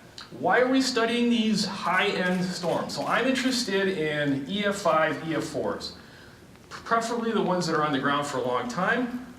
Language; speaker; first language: English; native; English